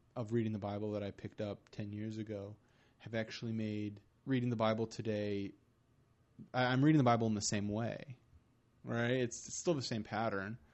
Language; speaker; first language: English; native; English